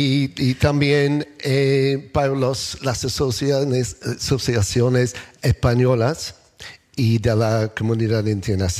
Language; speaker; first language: Spanish; non-native, learner; English